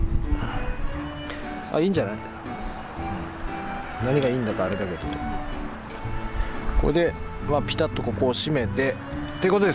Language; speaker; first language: Japanese; native; Japanese